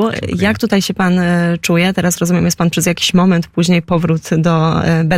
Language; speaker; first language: Polish; native; Polish